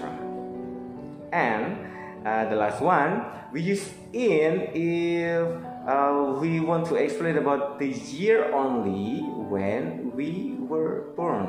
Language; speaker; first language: English; non-native, fluent; Indonesian